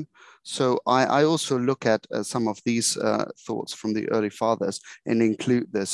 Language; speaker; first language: English; non-native, fluent; German